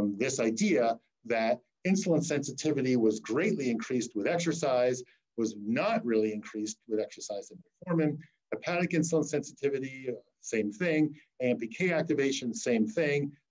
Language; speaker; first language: English; native; English